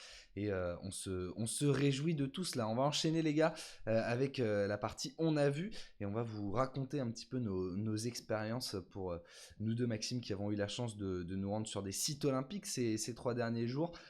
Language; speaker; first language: French; native; French